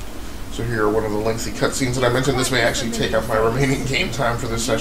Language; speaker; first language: English; native; English